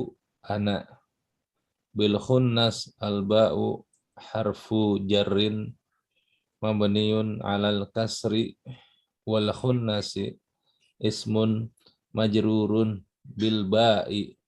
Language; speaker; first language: Arabic; non-native, learner; Indonesian